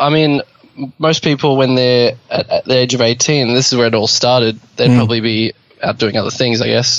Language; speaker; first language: English; native; English